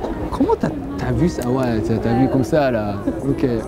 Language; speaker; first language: French; non-native, fluent; Japanese